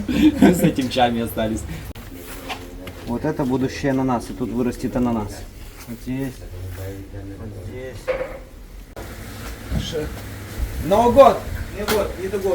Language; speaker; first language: Russian; native; Russian